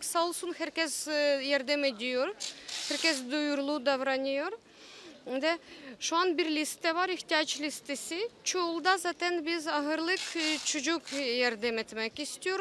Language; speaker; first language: Turkish; non-native, fluent; Ukrainian